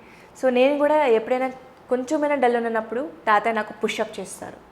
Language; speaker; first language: Telugu; non-native, fluent; Hindi